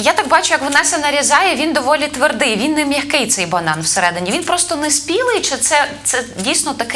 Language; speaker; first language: Ukrainian; native; Ukrainian